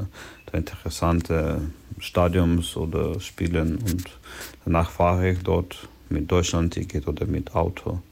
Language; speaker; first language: German; non-native, learner; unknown